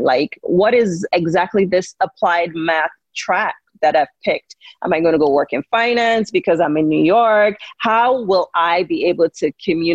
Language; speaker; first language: English; non-native, local second language; Yoruba